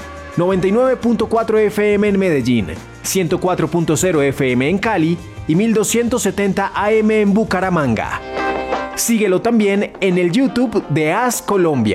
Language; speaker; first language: Spanish; native; Spanish